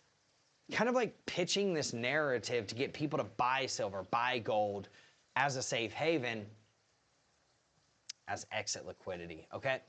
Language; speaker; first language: English; native; English